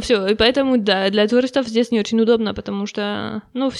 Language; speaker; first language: Russian; non-native, learner; French